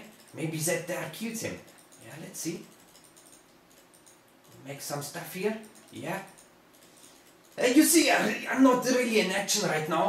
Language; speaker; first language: English; non-native, learner; German